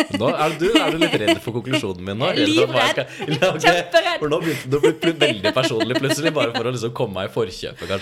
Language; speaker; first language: Norwegian; native; Norwegian